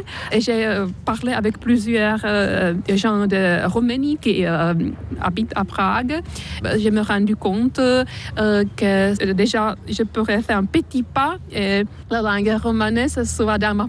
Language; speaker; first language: French; non-native, fluent; Czech